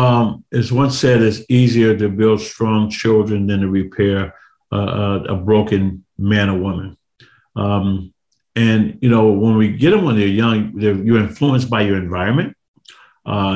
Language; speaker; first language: English; native; English